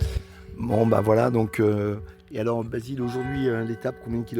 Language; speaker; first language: French; native; French